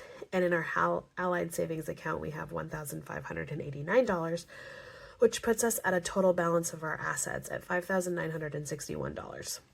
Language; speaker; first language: English; native; English